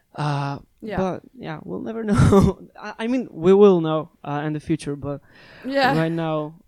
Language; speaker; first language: English; non-native, fluent; Polish